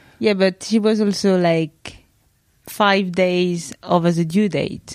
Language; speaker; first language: English; non-native, fluent; French